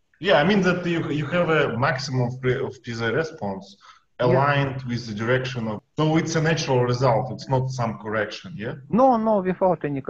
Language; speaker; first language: English; non-native, learner; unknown